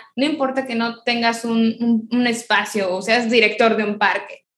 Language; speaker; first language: Spanish; native; Spanish